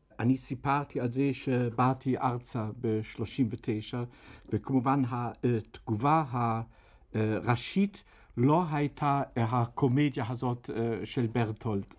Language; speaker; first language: Hebrew; non-native, fluent; German